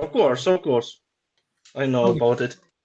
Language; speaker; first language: English; non-native, learner; Ukrainian